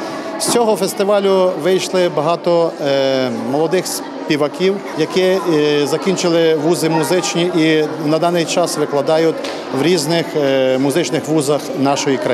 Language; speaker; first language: Ukrainian; native; Ukrainian